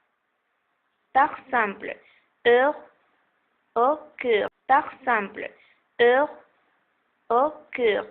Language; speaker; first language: French; non-native, learner; Spanish